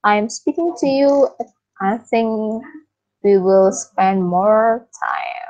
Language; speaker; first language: English; non-native, fluent; Indonesian